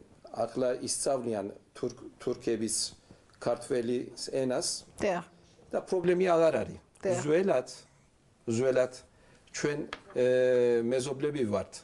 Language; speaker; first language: Georgian; early bilingual, heritage; Turkish